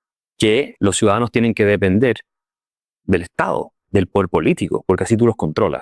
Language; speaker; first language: Spanish; native; Spanish